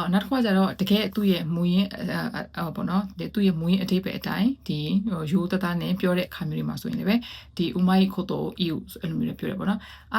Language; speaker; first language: Burmese; native; Burmese